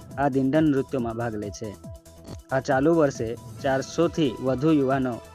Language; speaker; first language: Gujarati; non-native, local second language; Bhili